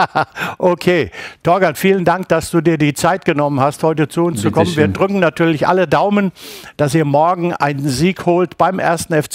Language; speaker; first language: German; native; German